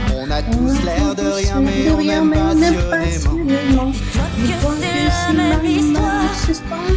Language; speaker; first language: French; non-native, learner; Russian